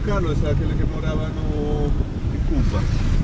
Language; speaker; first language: Italian; native; Italian